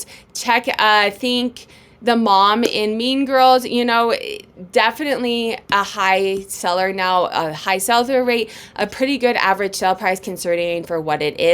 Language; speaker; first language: English; native; English